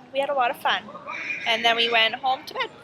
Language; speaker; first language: English; native; English